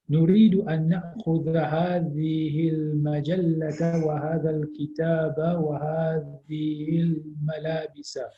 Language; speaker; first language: Arabic; non-native, learner; English